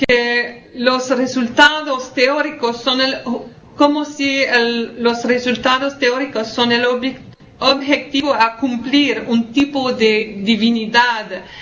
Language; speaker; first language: Spanish; non-native, fluent; French